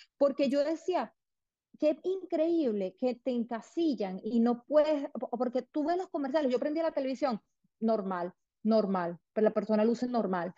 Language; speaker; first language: Spanish; native; Spanish